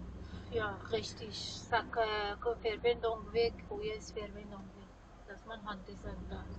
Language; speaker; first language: German; non-native, learner; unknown